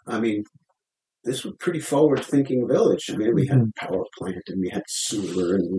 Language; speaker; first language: English; native; English